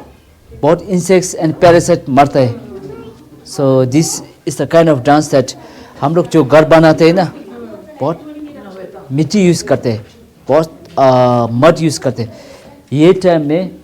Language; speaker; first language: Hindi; non-native, fluent; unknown